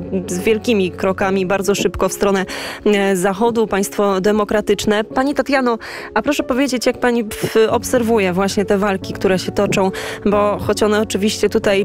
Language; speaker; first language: Polish; native; Polish